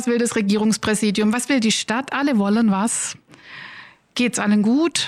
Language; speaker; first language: German; native; German